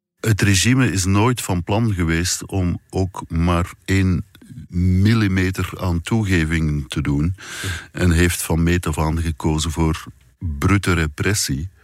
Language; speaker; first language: Dutch; native; Dutch